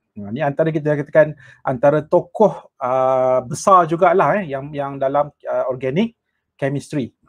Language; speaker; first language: Malay; native; Malay